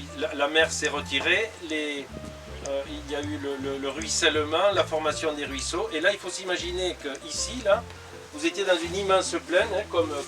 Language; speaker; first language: French; native; French